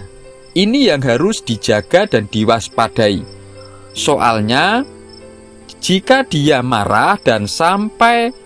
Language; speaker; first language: Indonesian; non-native, local second language; Javanese